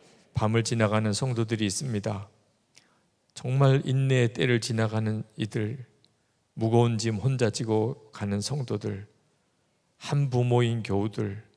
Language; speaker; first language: Korean; native; Korean